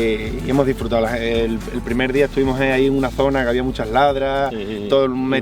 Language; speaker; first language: Spanish; native; Spanish